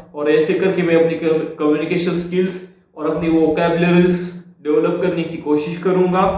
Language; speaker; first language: Hindi; non-native, local second language; Marathi